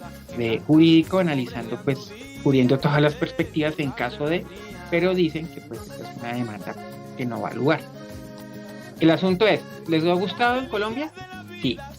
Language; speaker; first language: Spanish; native; Spanish